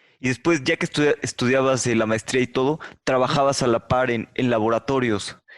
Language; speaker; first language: Spanish; native; Spanish